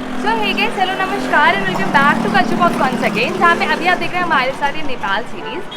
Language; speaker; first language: Hindi; native; Hindi